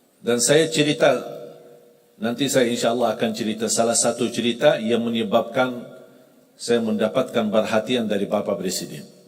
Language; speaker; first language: Indonesian; non-native, fluent; Arabic